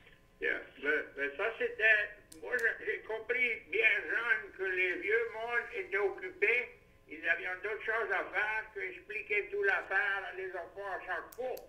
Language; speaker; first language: French; native; French